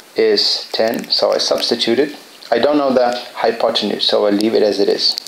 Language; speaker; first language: English; non-native, fluent; Lithuanian